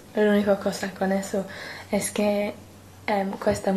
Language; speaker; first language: Spanish; non-native, learner; English